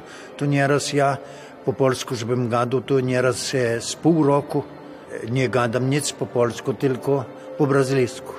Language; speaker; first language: Polish; early bilingual, heritage; Portuguese